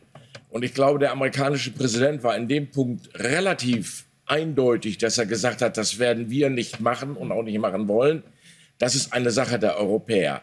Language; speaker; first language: German; native; German